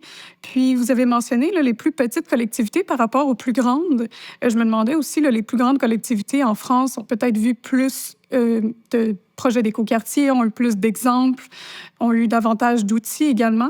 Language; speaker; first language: French; native; French